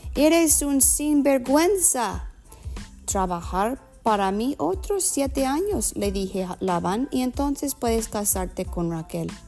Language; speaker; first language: Spanish; non-native, learner; English